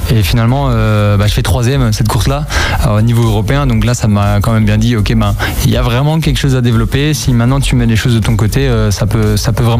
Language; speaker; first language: French; native; French